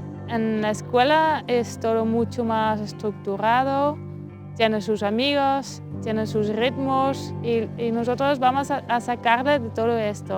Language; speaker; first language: Spanish; non-native, fluent; Dutch